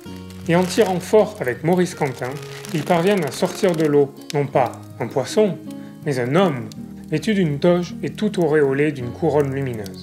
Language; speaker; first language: French; native; French